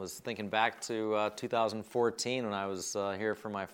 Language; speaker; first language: English; native; English